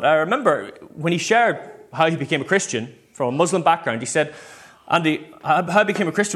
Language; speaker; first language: English; native; English